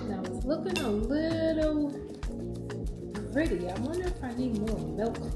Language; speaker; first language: English; native; English